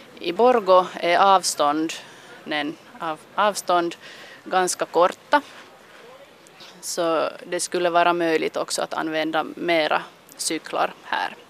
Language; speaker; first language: Swedish; non-native, local second language; Finnish